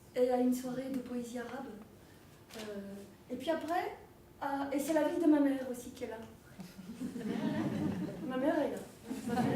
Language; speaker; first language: French; native; French